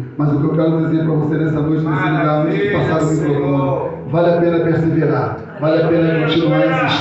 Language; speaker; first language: Portuguese; native; Portuguese